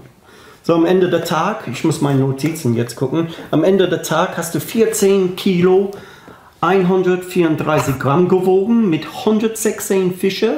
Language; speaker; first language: German; non-native, fluent; English